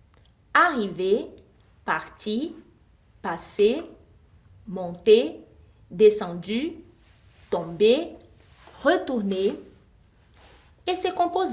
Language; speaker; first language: French; non-native, fluent; Portuguese